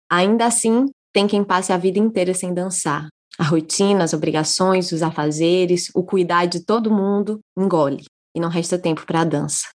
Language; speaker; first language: Portuguese; native; Portuguese